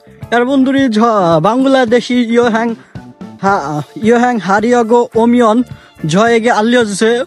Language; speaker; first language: Korean; non-native, learner; Bangla